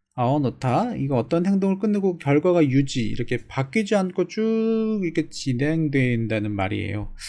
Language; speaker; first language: Korean; native; Korean